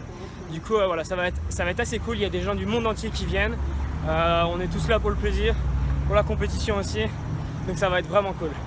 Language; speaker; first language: French; native; French